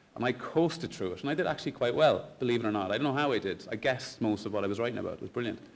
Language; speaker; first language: English; native; English